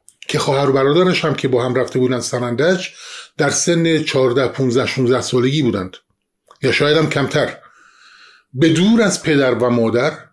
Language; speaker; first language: Persian; non-native, local second language; Kurdish